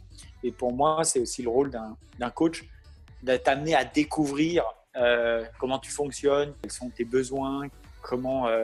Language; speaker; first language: French; native; French